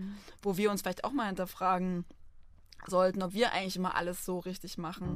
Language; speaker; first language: German; native; German